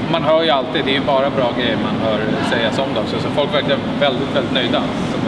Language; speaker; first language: Swedish; native; Swedish